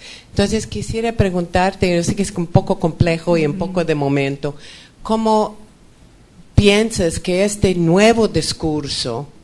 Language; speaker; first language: Spanish; non-native, fluent; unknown